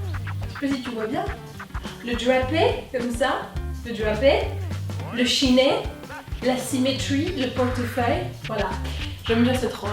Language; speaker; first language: French; native; French